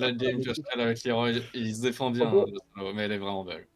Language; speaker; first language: French; native; French